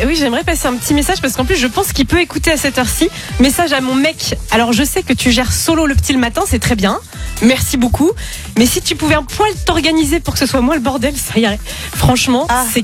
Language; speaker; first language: French; native; French